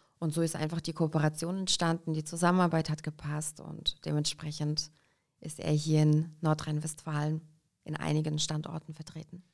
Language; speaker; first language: German; early bilingual, other home language; Russian